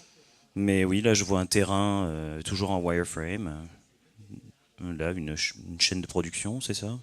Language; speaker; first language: French; native; French